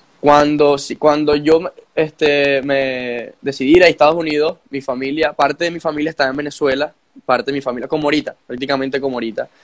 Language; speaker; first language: Spanish; native; Spanish